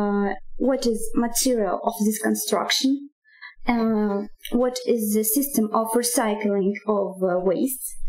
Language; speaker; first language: English; non-native, learner; Russian